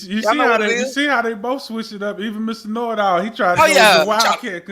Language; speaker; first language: English; native; English